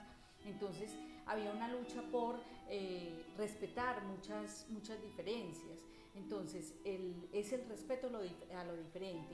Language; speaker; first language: Spanish; native; Spanish